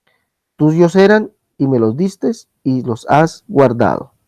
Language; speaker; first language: Spanish; native; Spanish